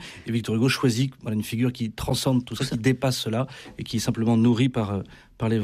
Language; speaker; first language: French; native; French